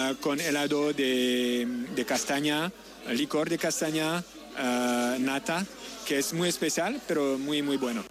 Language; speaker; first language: Spanish; non-native, learner; French